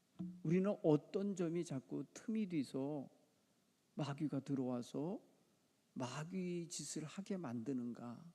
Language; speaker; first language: Korean; native; Korean